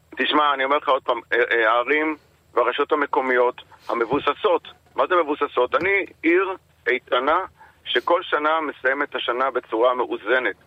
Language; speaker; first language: Hebrew; native; Hebrew